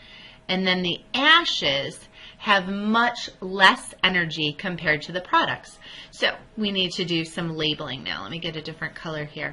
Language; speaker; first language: English; native; English